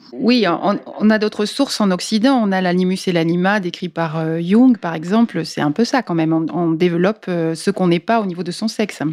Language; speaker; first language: French; native; French